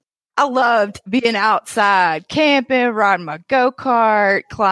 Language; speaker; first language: English; native; English